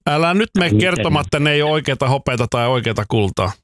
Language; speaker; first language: Finnish; native; Finnish